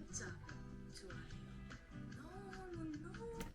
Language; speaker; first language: Korean; non-native, learner; English